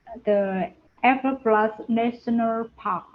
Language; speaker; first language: English; non-native, learner; Vietnamese